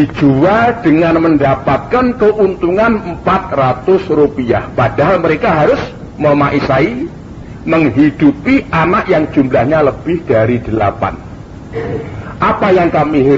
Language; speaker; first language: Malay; non-native, local second language; Javanese